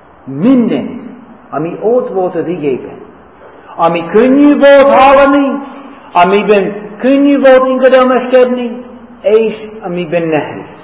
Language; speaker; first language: Hungarian; non-native, learner; English